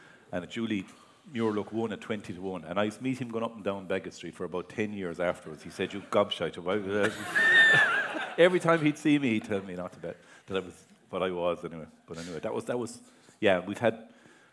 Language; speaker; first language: English; native; English